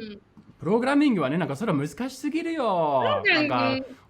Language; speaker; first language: Japanese; non-native, fluent; English